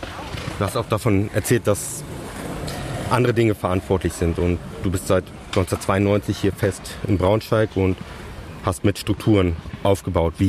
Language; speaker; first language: German; native; German